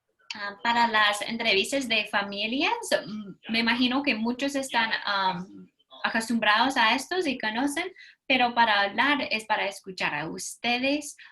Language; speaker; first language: Spanish; non-native, fluent; English